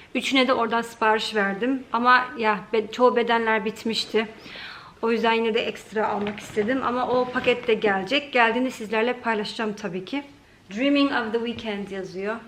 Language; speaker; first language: Turkish; early bilingual, heritage; Turkish